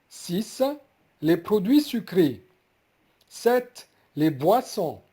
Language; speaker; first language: French; non-native, fluent; Arabic